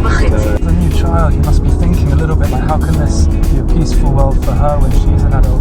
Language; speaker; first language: English; native; English